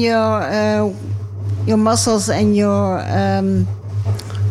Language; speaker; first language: Norwegian; non-native, learner; Dutch